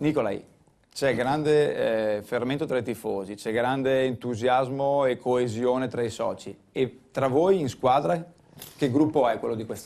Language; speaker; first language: Italian; native; Italian